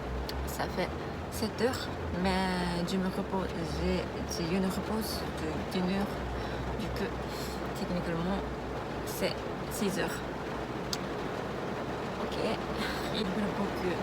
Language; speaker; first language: French; non-native, learner; Japanese